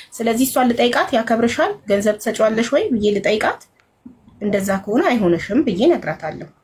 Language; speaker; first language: Amharic; native; Amharic